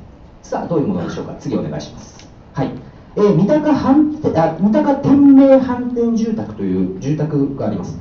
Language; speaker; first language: Japanese; native; Japanese